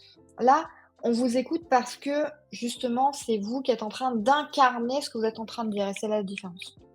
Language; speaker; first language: French; native; French